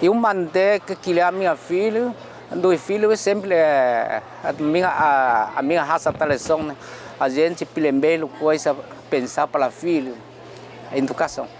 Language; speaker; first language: Portuguese; non-native, learner; Chinese